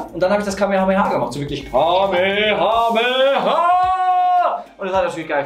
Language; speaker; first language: German; native; German